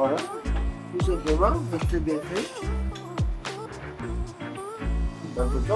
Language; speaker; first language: French; native; French